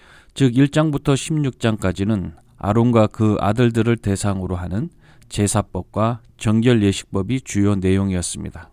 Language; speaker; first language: Korean; native; Korean